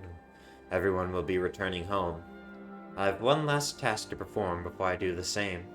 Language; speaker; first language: English; native; English